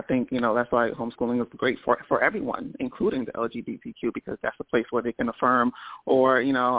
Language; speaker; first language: English; non-native, local second language; Igbo